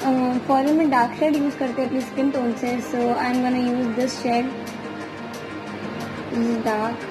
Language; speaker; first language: Hindi; native; Hindi